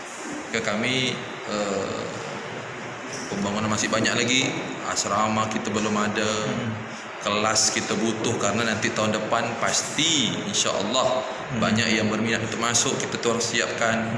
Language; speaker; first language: Indonesian; native; Indonesian